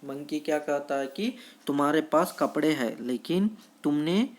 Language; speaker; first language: Hindi; non-native, local second language; Kannada